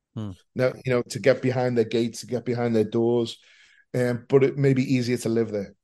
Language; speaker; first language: English; native; English